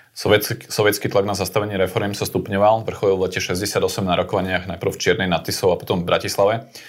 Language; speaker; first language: Slovak; native; Slovak